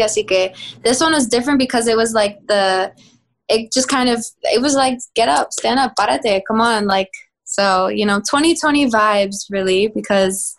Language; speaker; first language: English; native; English